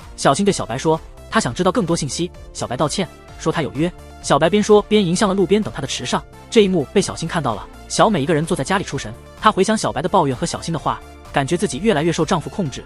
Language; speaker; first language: Chinese; native; Chinese